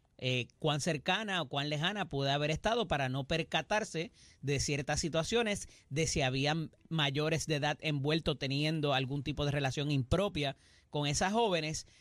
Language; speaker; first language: Spanish; native; Spanish